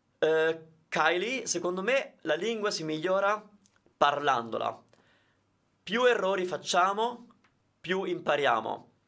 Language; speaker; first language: Italian; native; Italian